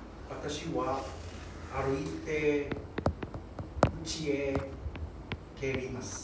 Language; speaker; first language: Japanese; non-native, learner; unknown